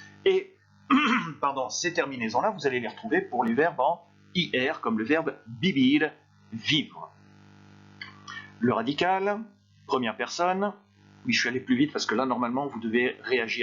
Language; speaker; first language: French; native; French